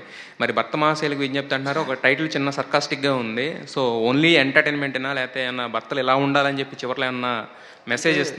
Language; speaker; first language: Telugu; native; Telugu